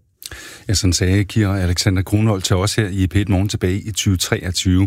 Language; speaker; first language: Danish; native; Danish